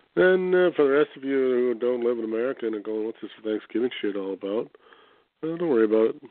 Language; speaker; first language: English; native; English